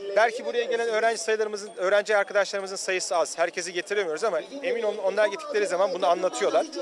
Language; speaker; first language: Turkish; native; Turkish